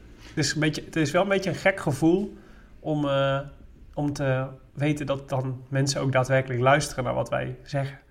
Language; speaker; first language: Dutch; native; Dutch